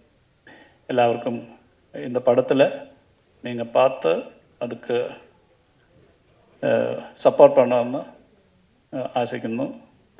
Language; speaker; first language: Tamil; non-native, learner; Malayalam